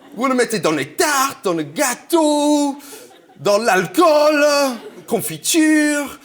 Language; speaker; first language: French; non-native, fluent; English